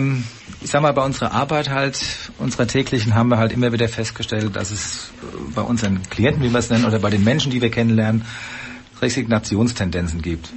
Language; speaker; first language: German; native; German